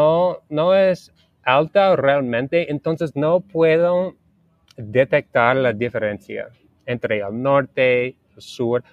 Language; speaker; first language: Spanish; non-native, learner; English